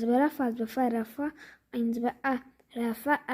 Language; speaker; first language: Arabic; non-native, learner; Urdu